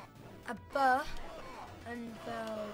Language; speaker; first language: Welsh; non-native, local second language; English